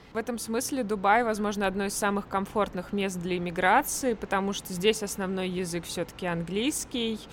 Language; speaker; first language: Russian; native; Russian